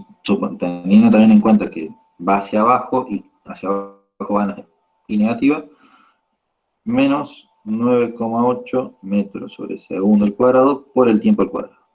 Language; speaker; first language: Spanish; native; Spanish